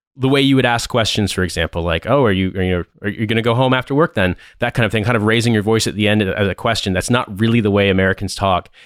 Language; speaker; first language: English; native; English